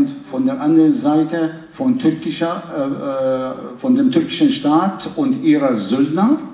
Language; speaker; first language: German; non-native, fluent; Kurdish